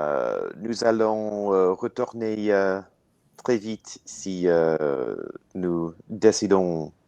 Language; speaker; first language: French; non-native, learner; English